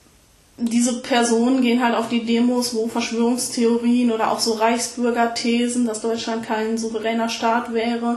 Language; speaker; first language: German; native; German